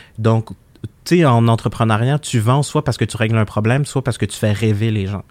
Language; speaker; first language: French; early bilingual, other home language; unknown